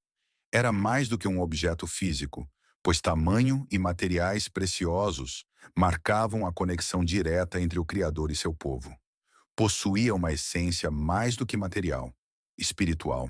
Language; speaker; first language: Portuguese; native; Portuguese